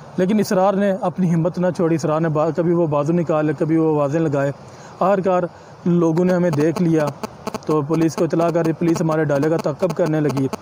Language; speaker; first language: Urdu; non-native, local second language; Punjabi